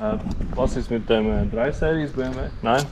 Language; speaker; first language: German; non-native, learner; Latvian